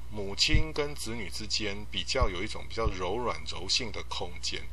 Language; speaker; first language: Chinese; non-native, local second language; Min Nan Chinese